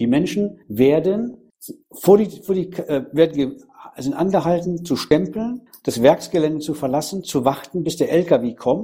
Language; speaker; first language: German; native; German